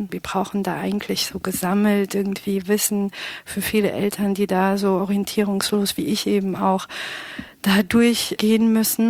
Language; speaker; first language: German; early bilingual, other home language; Pashto